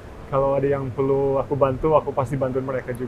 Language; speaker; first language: Indonesian; early bilingual, heritage; English